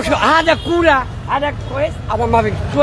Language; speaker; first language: Arabic; non-native, learner; Bangla